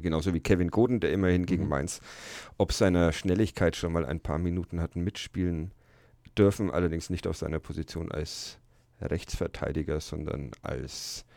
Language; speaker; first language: German; native; German